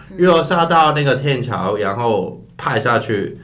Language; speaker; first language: Chinese; non-native, local second language; Cantonese